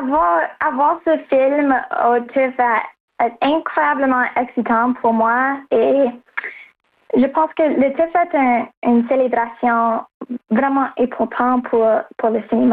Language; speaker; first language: French; non-native, local second language; English